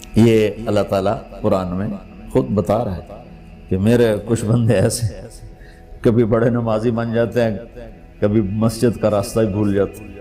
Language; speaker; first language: Urdu; non-native, local second language; Punjabi